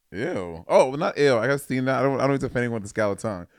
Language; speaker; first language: English; native; English